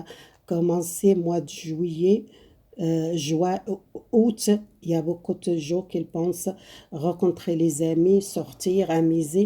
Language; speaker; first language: French; non-native, fluent; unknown